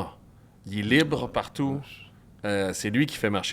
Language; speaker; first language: French; native; French